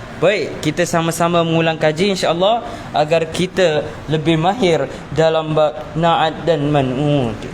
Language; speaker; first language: Malay; native; Malay